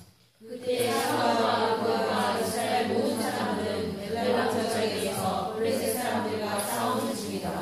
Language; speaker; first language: Korean; native; Korean